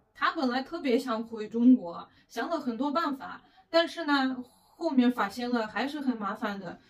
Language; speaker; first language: Chinese; non-native, fluent; Russian